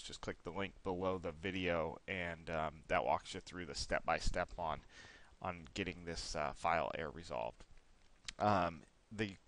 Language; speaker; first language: English; native; English